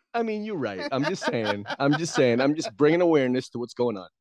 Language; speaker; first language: English; non-native, local second language; Filipino